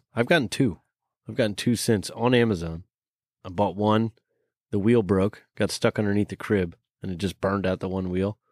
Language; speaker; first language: English; early bilingual, other home language; Hungarian